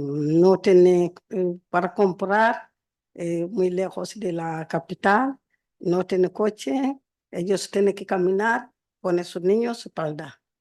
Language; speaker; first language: Spanish; non-native, learner; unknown